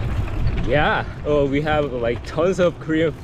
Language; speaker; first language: English; non-native, learner; Korean